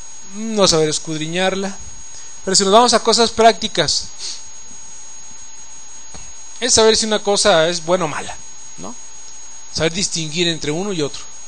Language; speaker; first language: Spanish; native; Spanish